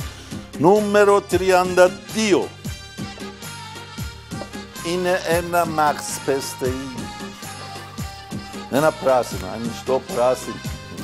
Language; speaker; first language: Greek; non-native, fluent; Persian